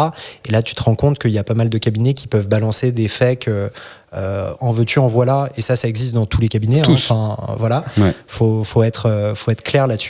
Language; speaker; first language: French; native; French